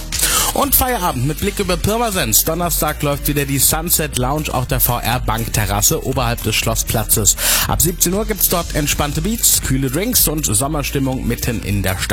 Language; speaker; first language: German; native; German